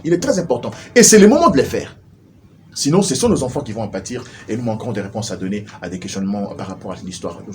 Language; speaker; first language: French; non-native, local second language; Lingala